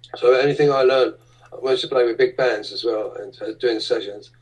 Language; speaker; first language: English; native; English